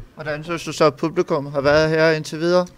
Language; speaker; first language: Danish; native; Danish